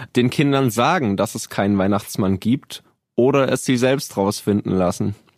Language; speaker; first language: German; native; German